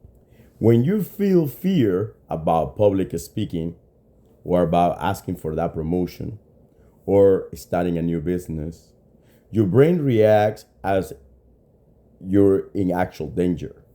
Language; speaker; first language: English; non-native, fluent; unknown